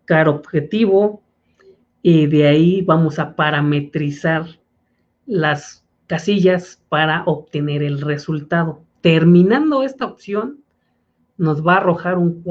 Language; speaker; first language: Spanish; native; Spanish